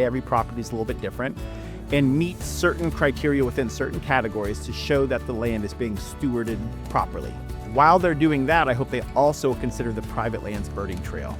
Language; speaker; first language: English; native; English